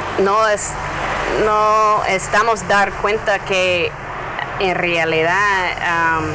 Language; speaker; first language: Spanish; non-native, learner; English